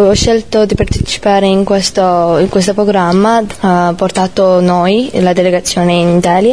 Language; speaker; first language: Italian; non-native, learner; Georgian